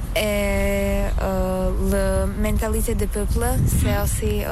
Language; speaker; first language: French; non-native, learner; Slovak